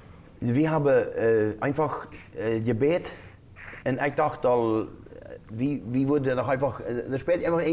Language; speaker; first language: German; non-native, local second language; Plautdietsch